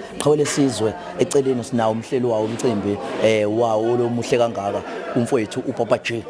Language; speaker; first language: Zulu; native; Zulu